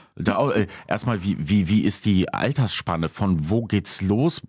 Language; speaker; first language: German; early bilingual, other home language; Polish